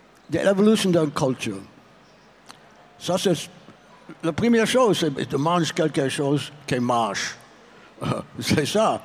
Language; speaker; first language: French; non-native, learner; English